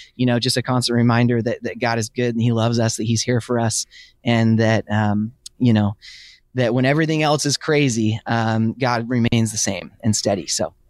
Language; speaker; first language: English; native; English